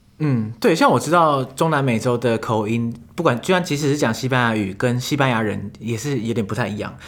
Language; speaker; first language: Chinese; native; Chinese